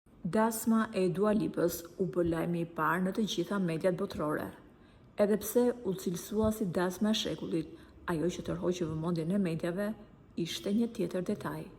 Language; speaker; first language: Albanian; native; Albanian